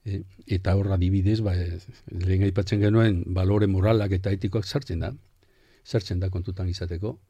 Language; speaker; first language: Basque; non-native, local second language; Spanish